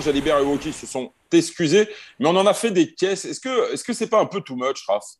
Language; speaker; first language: French; native; French